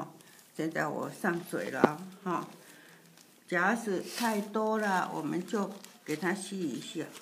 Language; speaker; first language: Chinese; native; Chinese